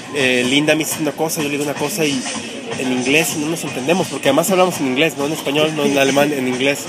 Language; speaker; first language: Spanish; native; Spanish